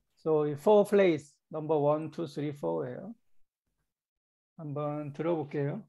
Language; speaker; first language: Korean; native; Korean